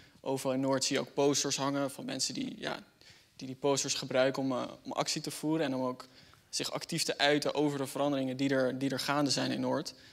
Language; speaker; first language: Dutch; native; Dutch